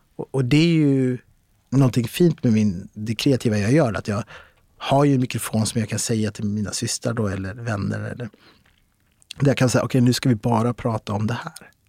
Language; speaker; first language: Swedish; early bilingual, other home language; Arabic